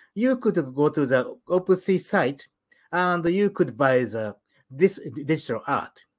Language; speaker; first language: English; non-native, learner; Japanese